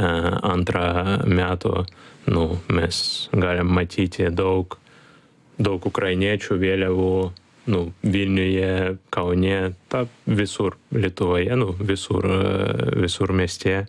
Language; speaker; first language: Lithuanian; non-native, learner; Ukrainian